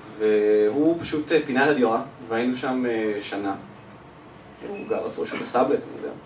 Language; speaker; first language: Hebrew; early bilingual, other home language; Russian